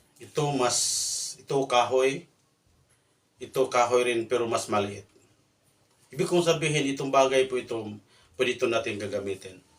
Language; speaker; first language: Filipino; non-native, local second language; Cebuano